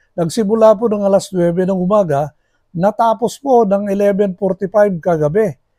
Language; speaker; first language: Filipino; non-native, local second language; Iloko